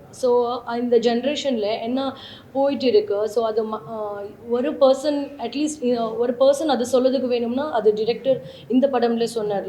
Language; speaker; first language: Tamil; non-native, learner; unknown